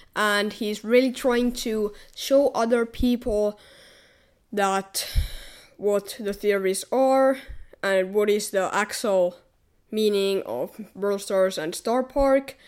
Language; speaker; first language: English; non-native, fluent; Finnish